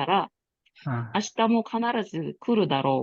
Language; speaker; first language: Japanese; non-native, learner; Korean